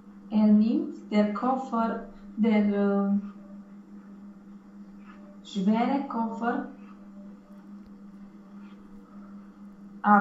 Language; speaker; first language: German; non-native, learner; Romanian